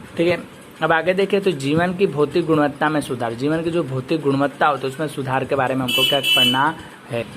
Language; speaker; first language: Hindi; non-native, local second language; Gujarati